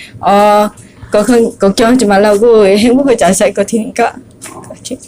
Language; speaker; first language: Korean; non-native, learner; Vietnamese